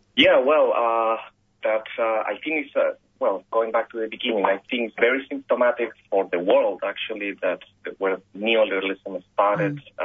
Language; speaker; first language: English; non-native, fluent; Spanish